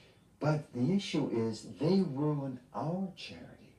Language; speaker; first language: English; native; English